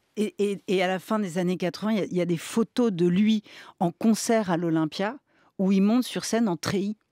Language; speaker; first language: French; native; French